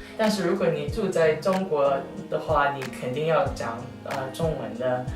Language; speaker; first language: Chinese; early bilingual, heritage; English